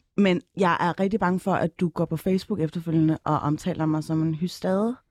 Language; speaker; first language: Danish; early bilingual, other home language; Turkish